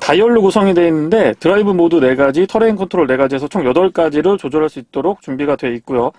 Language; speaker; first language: Korean; native; Korean